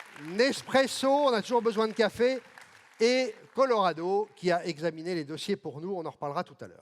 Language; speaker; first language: French; native; French